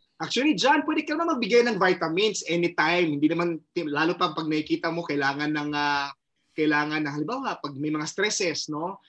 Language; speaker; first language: Filipino; non-native, local second language; Cebuano